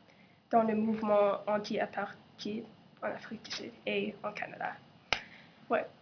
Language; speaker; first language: French; non-native, local second language; English